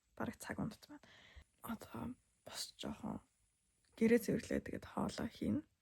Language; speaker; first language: Mongolian; early bilingual, heritage; Mongolian